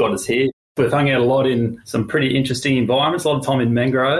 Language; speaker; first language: English; native; English